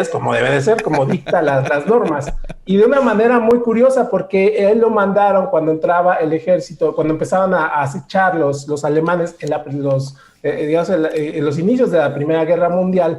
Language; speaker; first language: Spanish; native; Spanish